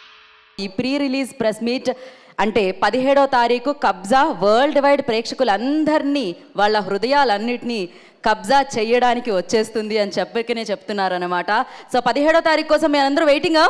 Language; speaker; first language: Telugu; native; Telugu